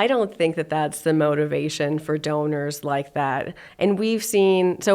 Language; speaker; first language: English; native; English